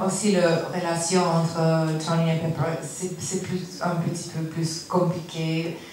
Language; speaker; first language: French; non-native, learner; English